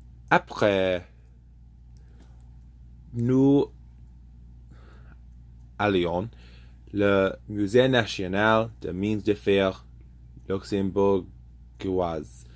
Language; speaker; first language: French; non-native, learner; English